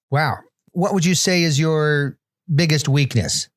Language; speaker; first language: English; native; English